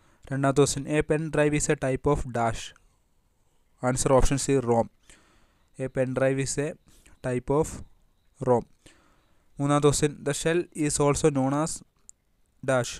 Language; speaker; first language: English; non-native, local second language; Malayalam